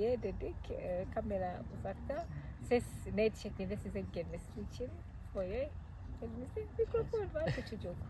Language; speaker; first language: Turkish; non-native, fluent; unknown